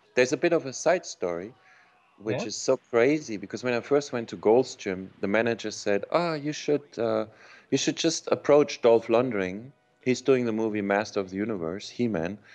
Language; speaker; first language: English; non-native, fluent; German